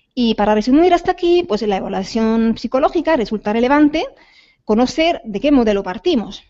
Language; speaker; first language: Spanish; native; Spanish